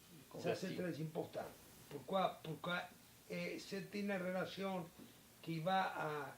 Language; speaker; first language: French; non-native, learner; Spanish